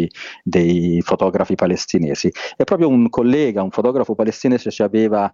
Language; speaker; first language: Italian; native; Italian